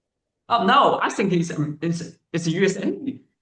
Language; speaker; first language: English; non-native, learner; Chinese